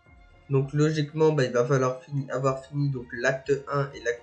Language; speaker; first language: French; native; French